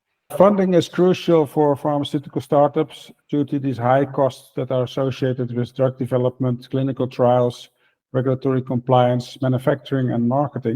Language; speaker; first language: English; non-native, fluent; Dutch